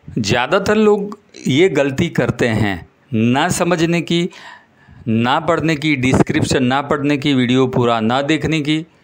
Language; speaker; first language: Hindi; non-native, local second language; Gujarati